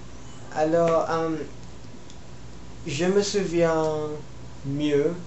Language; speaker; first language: French; non-native, learner; Filipino